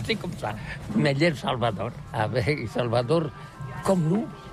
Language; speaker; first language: French; non-native, learner; Catalan